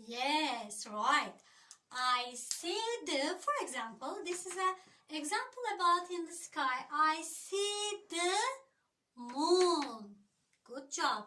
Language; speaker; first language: English; non-native, learner; Turkish